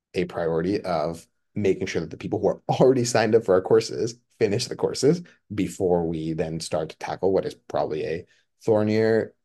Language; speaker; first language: English; non-native, fluent; Spanish